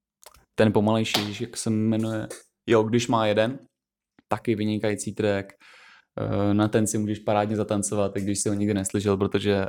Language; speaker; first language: Czech; native; Czech